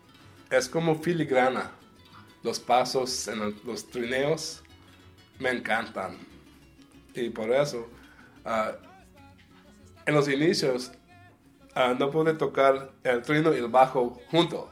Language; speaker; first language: Spanish; early bilingual, heritage; Spanish